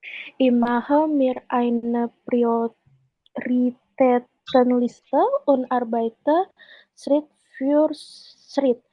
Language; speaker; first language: German; non-native, learner; Indonesian